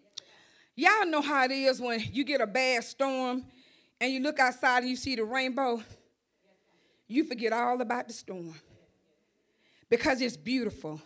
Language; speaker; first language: English; native; English